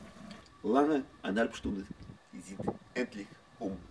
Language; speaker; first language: German; non-native, learner; Russian